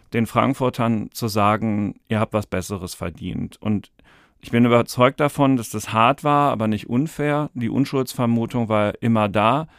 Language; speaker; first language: German; native; German